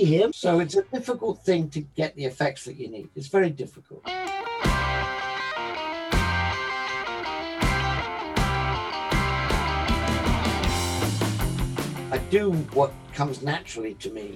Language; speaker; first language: English; native; English